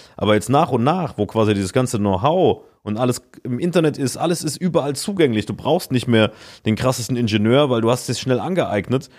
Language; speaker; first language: German; native; German